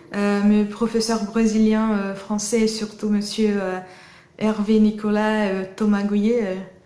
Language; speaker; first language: French; non-native, fluent; Portuguese